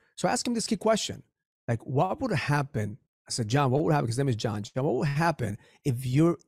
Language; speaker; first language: English; early bilingual, other home language; Spanish